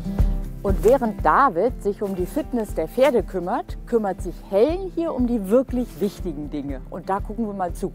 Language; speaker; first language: German; native; German